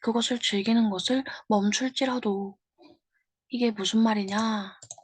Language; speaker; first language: Korean; native; Korean